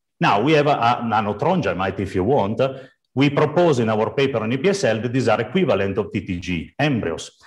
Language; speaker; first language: English; non-native, fluent; Italian